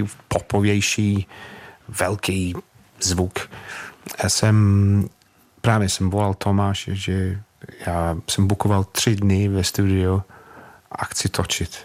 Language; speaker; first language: Czech; non-native, fluent; English